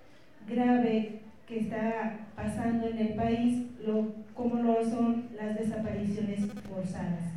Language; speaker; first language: Spanish; native; Spanish